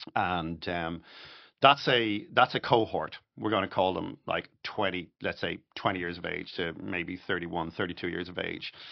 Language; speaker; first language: English; native; English